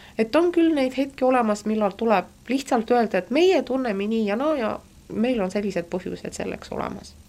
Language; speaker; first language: Estonian; non-native, local second language; Russian